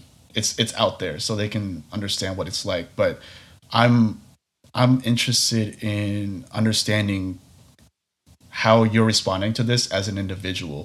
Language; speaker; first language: English; native; English